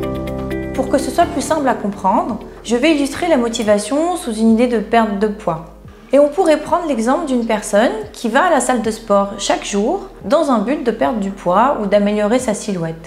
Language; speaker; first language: French; native; French